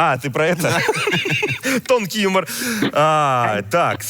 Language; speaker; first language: Russian; native; Russian